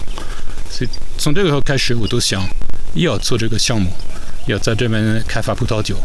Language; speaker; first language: Chinese; non-native, fluent; French